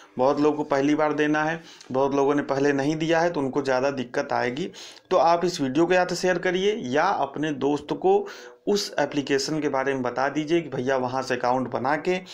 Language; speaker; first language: Hindi; native; Hindi